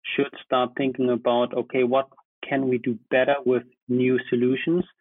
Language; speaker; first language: English; non-native, fluent; German